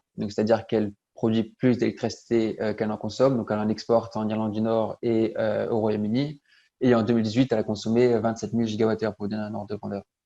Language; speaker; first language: French; native; French